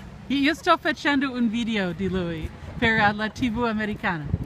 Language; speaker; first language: Italian; non-native, learner; English